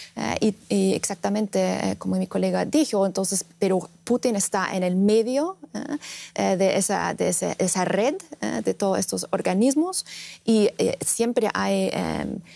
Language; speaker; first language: Spanish; non-native, fluent; Russian